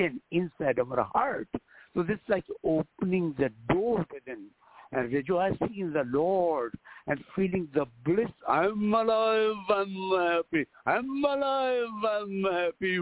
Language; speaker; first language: English; non-native, local second language; Hindi